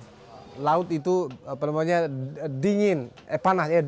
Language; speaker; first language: Indonesian; non-native, local second language; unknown